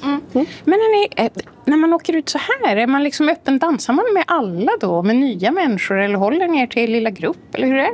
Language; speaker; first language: Swedish; native; Swedish